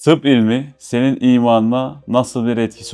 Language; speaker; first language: Turkish; native; Turkish